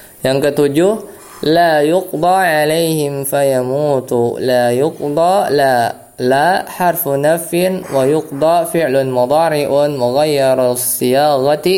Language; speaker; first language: Arabic; non-native, fluent; Indonesian